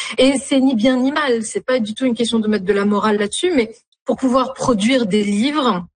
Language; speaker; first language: French; non-native, local second language; Arabic